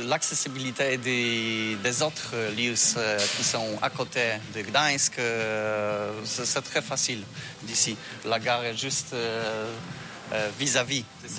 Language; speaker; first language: French; non-native, learner; Polish